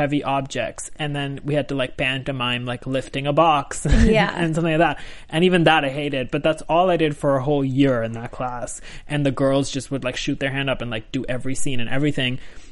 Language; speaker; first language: English; non-native, local second language; Hindi